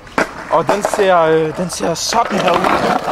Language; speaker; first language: Danish; native; Danish